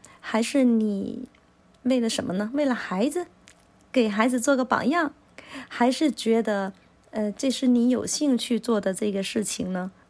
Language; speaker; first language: Chinese; non-native, local second language; Cantonese